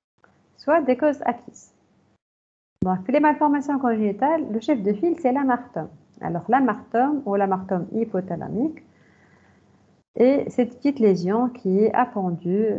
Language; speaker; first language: French; non-native, local second language; Arabic